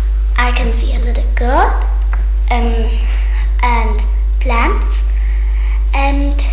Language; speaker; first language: English; non-native, learner; German